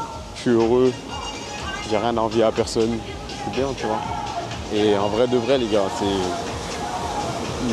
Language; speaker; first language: French; native; French